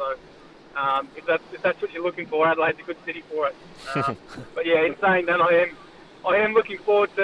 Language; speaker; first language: English; native; English